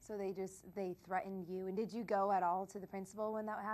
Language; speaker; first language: English; native; English